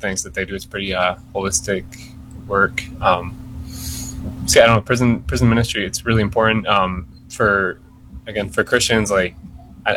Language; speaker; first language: English; native; English